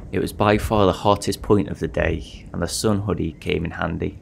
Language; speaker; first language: English; native; English